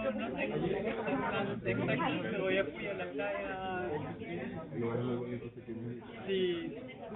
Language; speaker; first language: Spanish; non-native, fluent; German